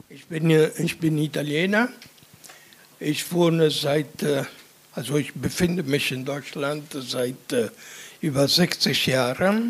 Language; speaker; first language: German; non-native, fluent; Italian